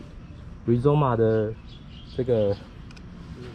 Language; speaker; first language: Chinese; native; Chinese